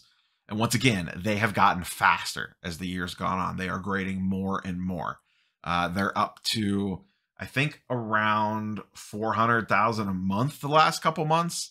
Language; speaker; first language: English; native; English